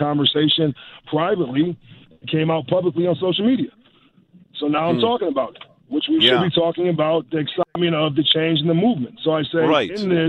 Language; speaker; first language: English; native; English